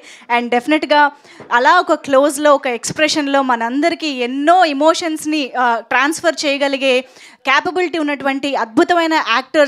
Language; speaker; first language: Telugu; native; Telugu